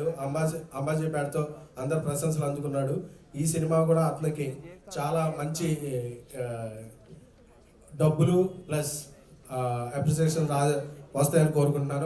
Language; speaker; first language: Telugu; native; Telugu